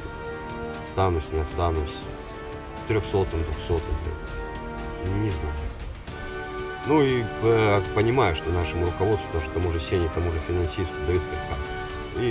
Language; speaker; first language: Russian; native; Russian